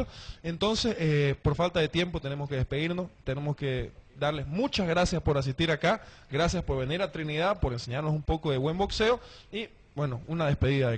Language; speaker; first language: Spanish; native; Spanish